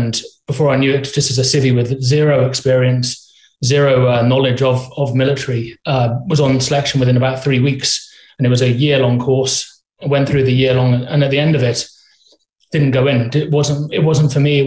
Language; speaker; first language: English; native; English